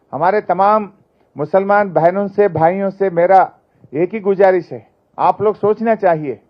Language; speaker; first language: Hindi; non-native, local second language; Telugu